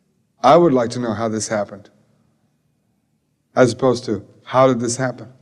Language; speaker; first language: English; native; English